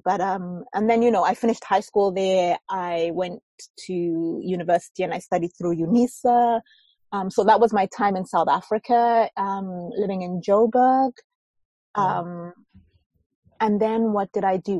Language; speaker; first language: English; native; English